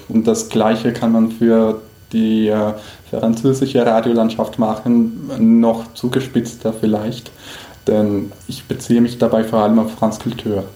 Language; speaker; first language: German; non-native, fluent; Spanish